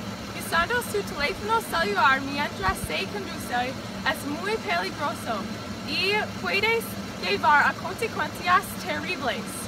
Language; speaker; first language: Spanish; non-native, learner; English